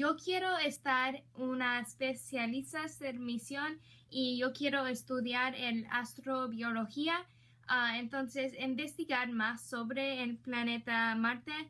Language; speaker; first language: Spanish; non-native, learner; English